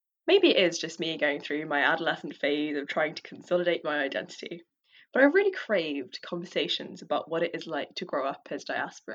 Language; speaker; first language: English; native; English